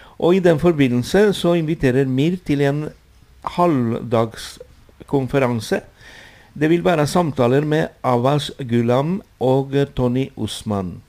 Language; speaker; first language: Norwegian; non-native, fluent; Spanish